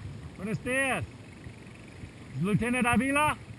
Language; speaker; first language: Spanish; non-native, learner; English